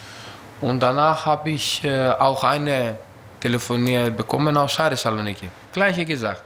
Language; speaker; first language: German; non-native, learner; Greek